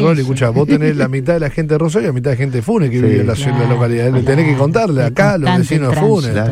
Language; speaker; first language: Spanish; native; Spanish